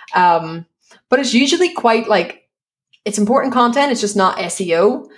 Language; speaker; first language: English; native; English